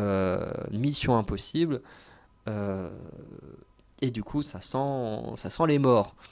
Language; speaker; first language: French; native; French